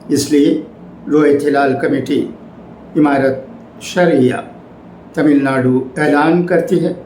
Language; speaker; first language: Urdu; native; Urdu